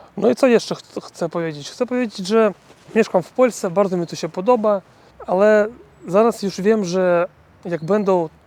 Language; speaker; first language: Polish; non-native, learner; Russian